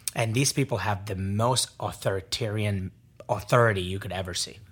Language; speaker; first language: English; non-native, fluent; Arabic